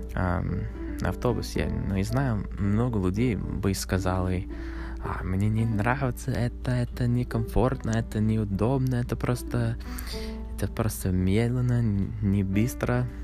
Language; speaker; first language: Russian; non-native, learner; English